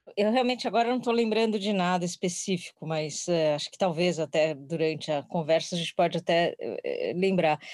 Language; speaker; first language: Portuguese; native; Portuguese